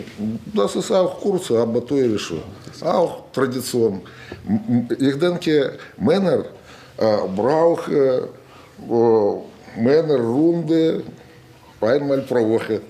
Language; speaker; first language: German; non-native, learner; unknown